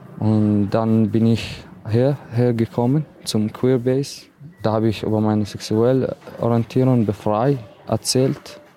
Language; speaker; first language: German; non-native, learner; Arabic